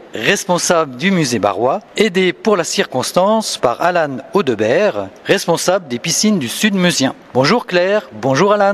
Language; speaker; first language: French; native; French